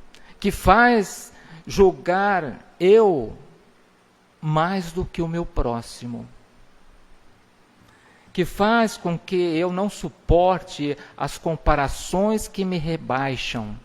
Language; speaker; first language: Portuguese; native; Portuguese